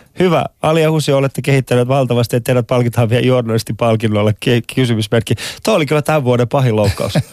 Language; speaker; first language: Finnish; non-native, fluent; Persian